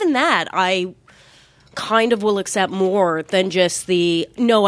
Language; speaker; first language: English; native; English